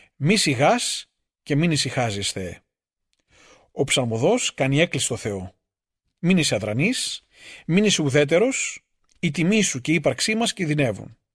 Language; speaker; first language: Greek; native; Greek